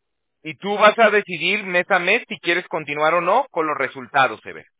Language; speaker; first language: Spanish; native; Spanish